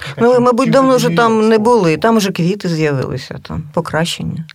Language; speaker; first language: Ukrainian; native; Ukrainian